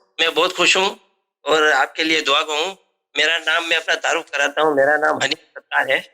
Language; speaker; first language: Urdu; non-native, local second language; Memoni